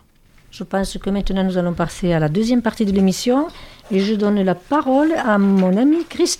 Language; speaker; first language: French; native; French